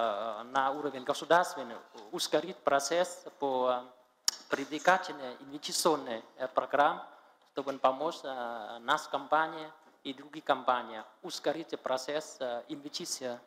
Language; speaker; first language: Russian; non-native, learner; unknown